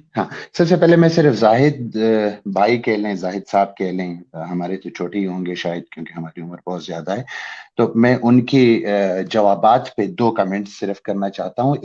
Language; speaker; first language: Urdu; non-native, local second language; Pashto